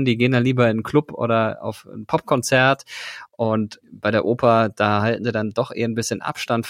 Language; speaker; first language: German; native; German